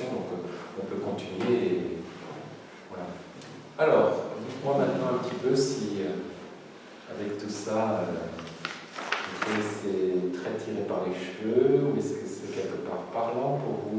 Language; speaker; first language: French; native; French